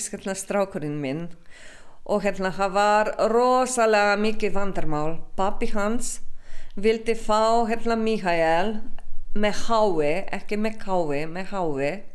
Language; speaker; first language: Icelandic; non-native, learner; Slovenian